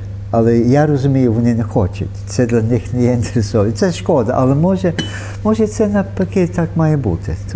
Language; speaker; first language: Ukrainian; early bilingual, heritage; Ukrainian